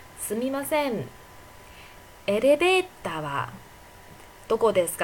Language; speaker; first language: Japanese; non-native, fluent; Chinese